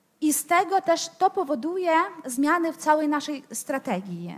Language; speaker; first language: Polish; non-native, fluent; Ukrainian